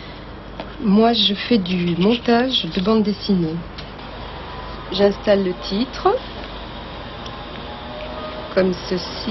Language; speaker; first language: French; native; French